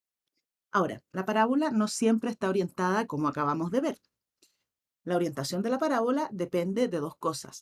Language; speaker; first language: Spanish; native; Spanish